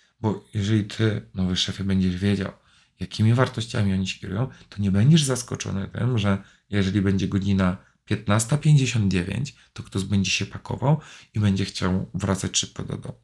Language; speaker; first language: Polish; native; Polish